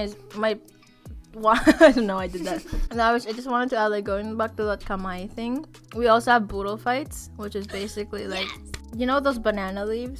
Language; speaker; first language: English; non-native, local second language; Filipino